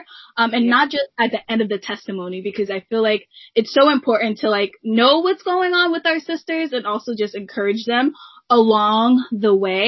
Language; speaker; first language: English; native; English